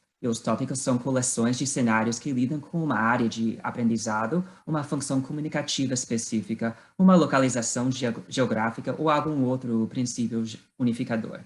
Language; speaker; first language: Portuguese; non-native, fluent; English